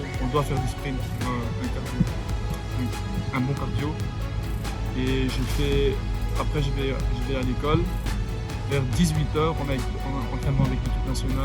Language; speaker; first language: French; non-native, fluent; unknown